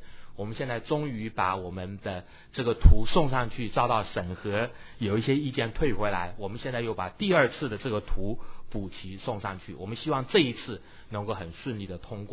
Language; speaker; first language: Chinese; native; Chinese